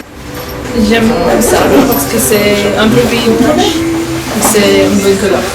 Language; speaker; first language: French; non-native, learner; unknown